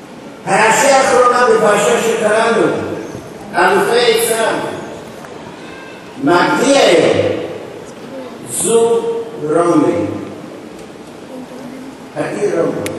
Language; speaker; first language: Hebrew; non-native, fluent; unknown